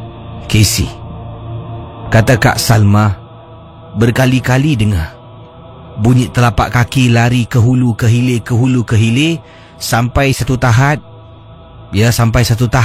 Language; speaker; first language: Malay; native; Malay